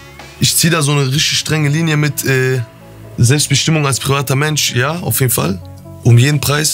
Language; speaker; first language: German; early bilingual, other home language; Turkish